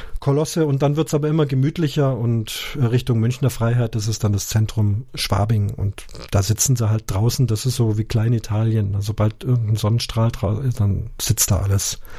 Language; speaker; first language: German; native; German